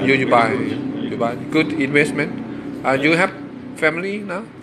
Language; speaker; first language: English; non-native, learner; Thai